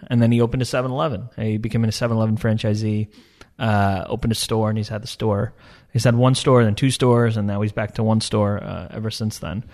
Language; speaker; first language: English; early bilingual, other home language; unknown